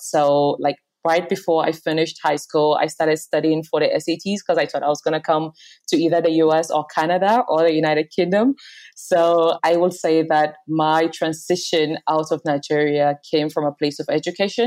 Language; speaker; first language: English; non-native, local second language; Hausa